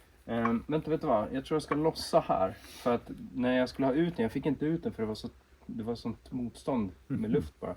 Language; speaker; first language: Swedish; native; Swedish